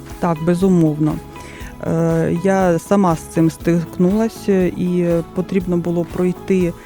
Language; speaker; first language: Ukrainian; non-native, local second language; Russian